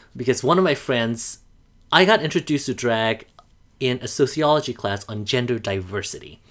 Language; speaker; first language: English; non-native, fluent; Burmese